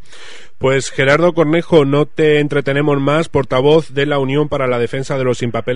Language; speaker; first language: Spanish; native; Spanish